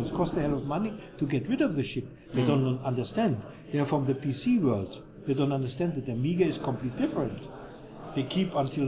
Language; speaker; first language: English; non-native, fluent; German